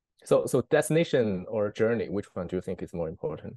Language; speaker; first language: English; non-native, fluent; Chinese